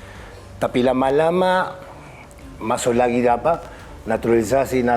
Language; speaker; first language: Indonesian; non-native, fluent; Spanish